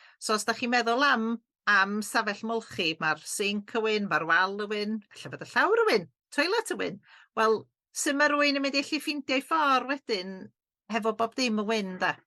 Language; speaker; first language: Welsh; native; Welsh